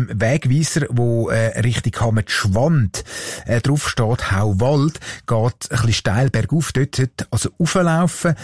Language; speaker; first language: German; native; German